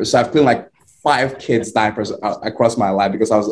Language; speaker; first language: English; non-native, local second language; Igbo